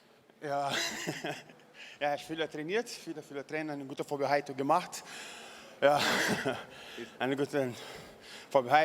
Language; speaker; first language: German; non-native, learner; Portuguese